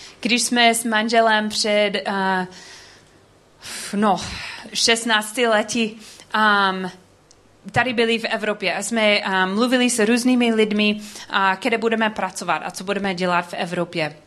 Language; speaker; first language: Czech; non-native, learner; English